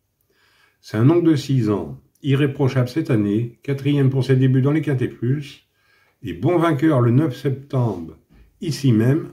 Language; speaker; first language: French; native; French